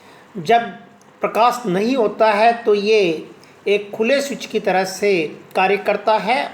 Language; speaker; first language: Hindi; native; Hindi